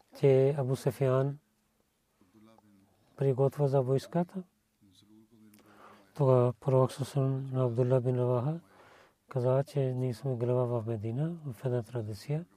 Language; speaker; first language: Bulgarian; non-native, learner; Urdu